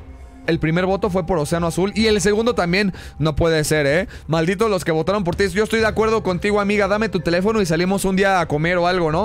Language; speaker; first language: Spanish; native; Spanish